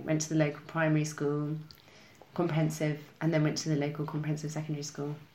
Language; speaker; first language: English; native; English